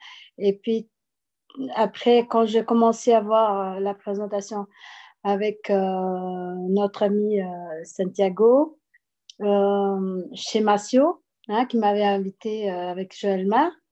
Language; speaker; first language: French; non-native, fluent; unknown